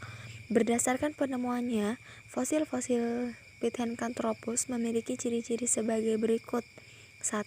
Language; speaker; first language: Indonesian; native; Indonesian